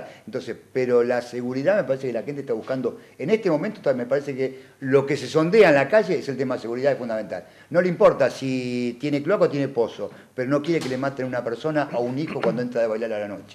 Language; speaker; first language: Spanish; native; Spanish